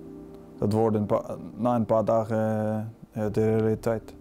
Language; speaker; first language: Dutch; non-native, fluent; Danish